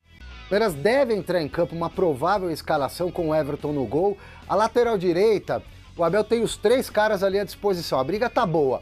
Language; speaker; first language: Portuguese; native; Portuguese